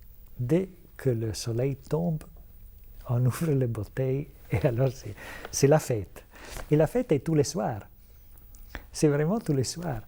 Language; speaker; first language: French; non-native, fluent; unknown